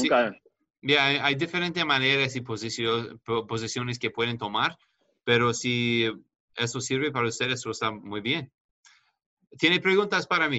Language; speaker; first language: Spanish; non-native, fluent; English